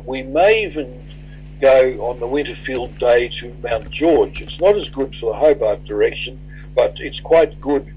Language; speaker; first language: English; native; English